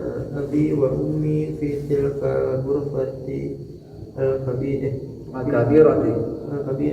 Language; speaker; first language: Arabic; non-native, learner; Indonesian